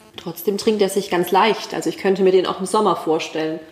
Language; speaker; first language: German; native; German